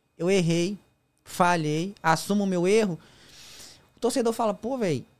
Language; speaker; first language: Portuguese; native; Portuguese